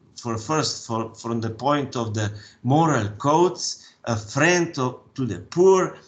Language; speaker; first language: English; non-native, fluent; Slovenian